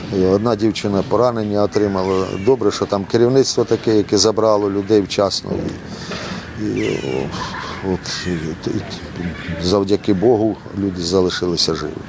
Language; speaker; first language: Ukrainian; native; Ukrainian